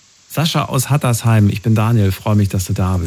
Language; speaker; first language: German; native; German